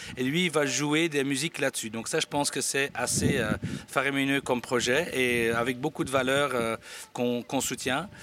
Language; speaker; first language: French; native; French